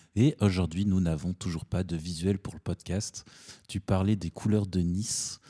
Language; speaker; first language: French; native; French